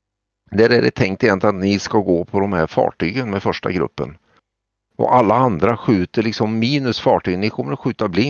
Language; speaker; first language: Swedish; native; Swedish